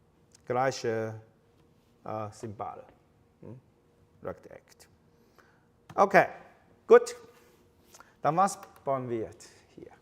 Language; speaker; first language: German; non-native, fluent; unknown